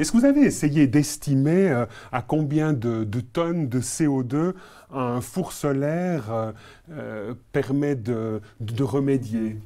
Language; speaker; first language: French; native; French